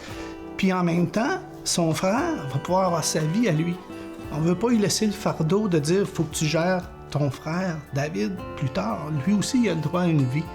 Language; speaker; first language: French; native; French